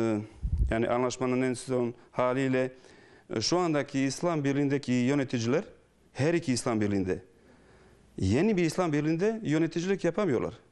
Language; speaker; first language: Turkish; non-native, fluent; Bosnian